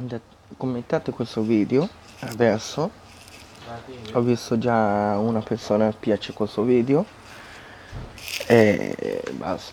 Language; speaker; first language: Italian; non-native, fluent; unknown